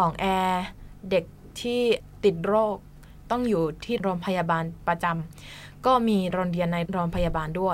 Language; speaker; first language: Thai; non-native, fluent; Japanese